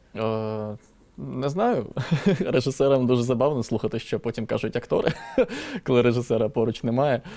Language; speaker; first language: Ukrainian; native; Ukrainian